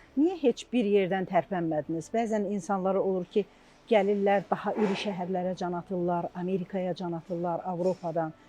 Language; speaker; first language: Azerbaijani; native; Azerbaijani